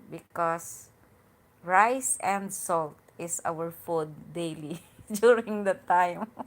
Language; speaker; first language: English; non-native, learner; Hiligaynon